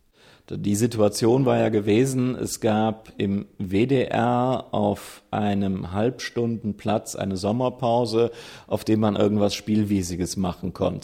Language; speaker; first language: German; native; German